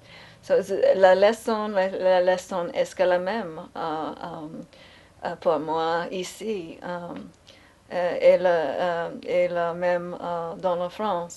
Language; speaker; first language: French; non-native, learner; English